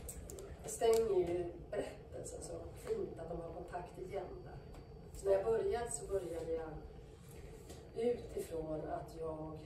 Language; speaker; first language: Swedish; native; Swedish